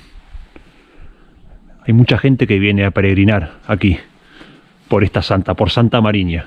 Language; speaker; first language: Spanish; native; Spanish